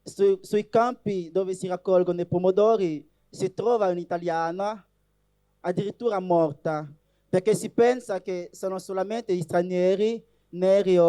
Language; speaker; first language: Italian; non-native, fluent; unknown